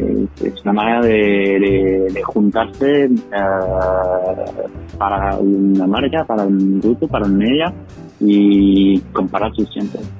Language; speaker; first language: Spanish; non-native, fluent; French